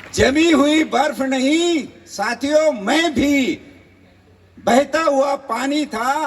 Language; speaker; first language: Hindi; non-native, local second language; Marathi